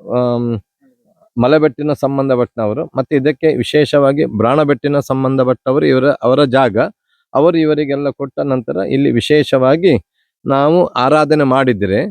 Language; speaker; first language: Kannada; non-native, local second language; Tulu